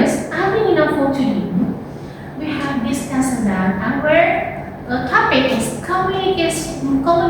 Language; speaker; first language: English; non-native, learner; Indonesian